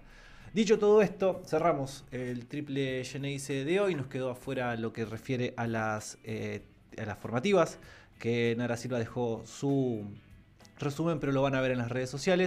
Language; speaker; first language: Spanish; native; Spanish